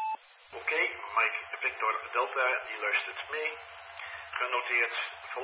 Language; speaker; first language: Dutch; native; Dutch